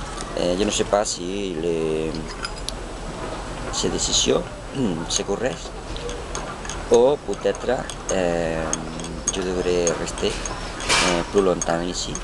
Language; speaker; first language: French; non-native, learner; Spanish